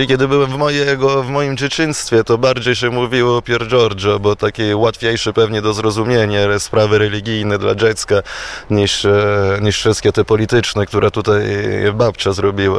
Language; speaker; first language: Polish; non-native, fluent; Italian